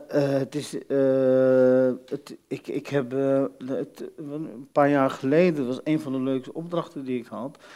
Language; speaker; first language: Dutch; early bilingual, other home language; Arabic